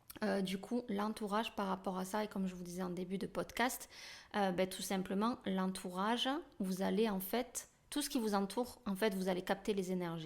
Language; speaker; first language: French; native; French